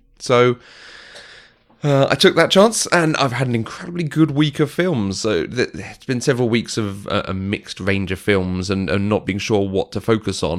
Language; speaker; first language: English; native; English